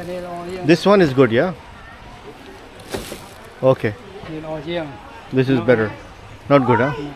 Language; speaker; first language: English; non-native, fluent; Urdu